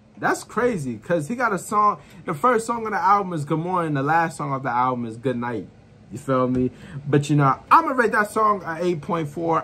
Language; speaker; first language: English; native; English